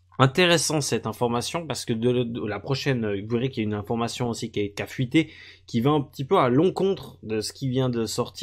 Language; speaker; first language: French; native; French